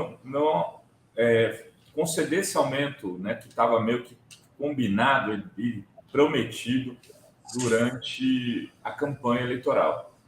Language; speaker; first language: Portuguese; native; Portuguese